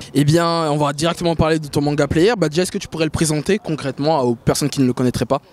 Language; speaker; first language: French; native; French